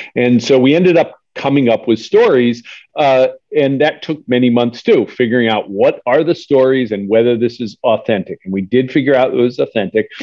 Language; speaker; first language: English; native; English